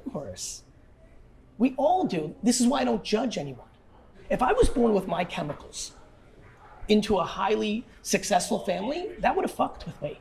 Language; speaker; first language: English; early bilingual, other home language; Russian